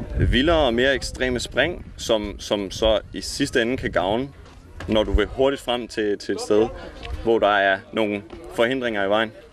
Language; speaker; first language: Danish; native; Danish